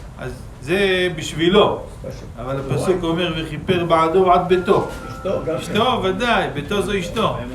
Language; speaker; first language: Hebrew; native; Hebrew